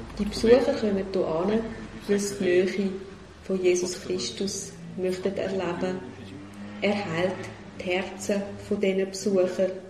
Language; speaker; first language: German; native; German